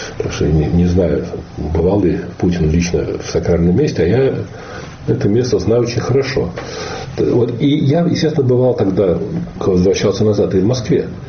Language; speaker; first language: Russian; native; Russian